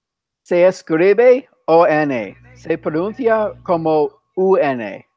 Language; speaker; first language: Spanish; non-native, fluent; English